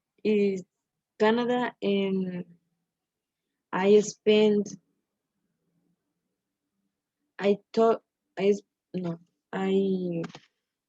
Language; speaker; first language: English; non-native, learner; Spanish